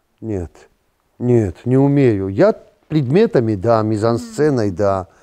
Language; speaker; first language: Russian; non-native, local second language; Georgian